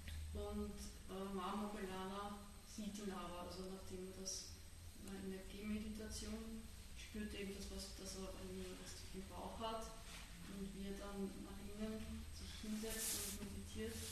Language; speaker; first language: German; native; German